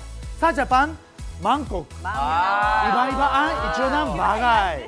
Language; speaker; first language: Filipino; non-native, fluent; Japanese